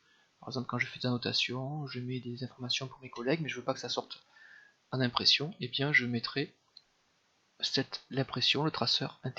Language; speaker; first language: French; native; French